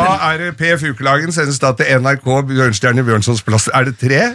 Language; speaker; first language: Norwegian; native; Norwegian